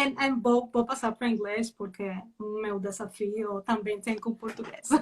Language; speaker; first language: Portuguese; non-native, learner; Spanish